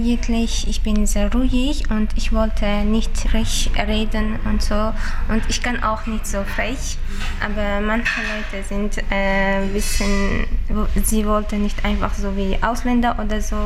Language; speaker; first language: German; non-native, learner; Uzbek